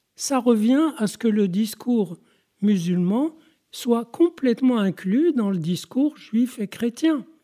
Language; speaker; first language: French; non-native, local second language; Arabic